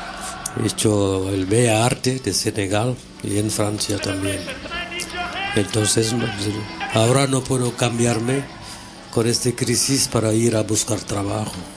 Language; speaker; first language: Spanish; non-native, fluent; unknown